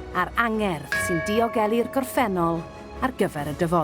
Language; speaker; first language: Welsh; native; Welsh